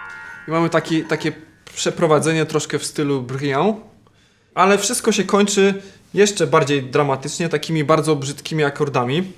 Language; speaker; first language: Polish; native; Polish